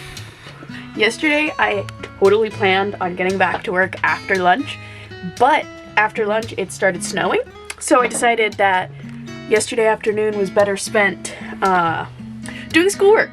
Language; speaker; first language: English; native; English